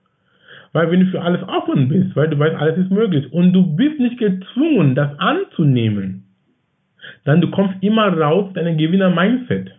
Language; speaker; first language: German; non-native, fluent; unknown